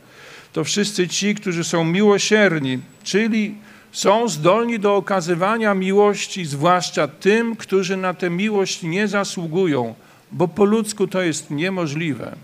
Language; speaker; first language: Polish; native; Polish